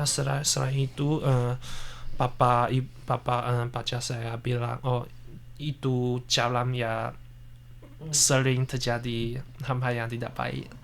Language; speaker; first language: Indonesian; non-native, learner; Chinese